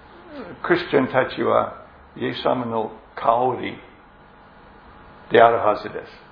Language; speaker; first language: Japanese; non-native, fluent; English